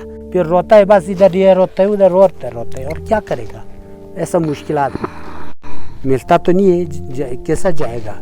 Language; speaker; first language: Hindi; non-native, local second language; Balti